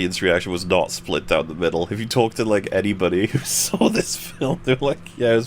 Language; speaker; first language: English; native; English